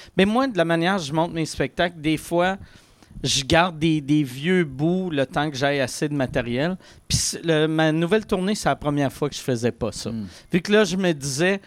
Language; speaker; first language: French; native; French